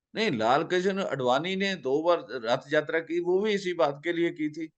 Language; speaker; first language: Hindi; non-native, local second language; Punjabi